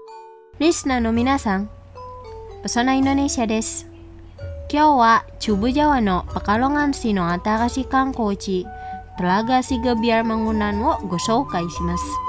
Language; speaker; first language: Japanese; non-native, fluent; Indonesian